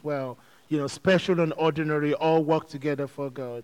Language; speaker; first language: English; non-native, local second language; Yoruba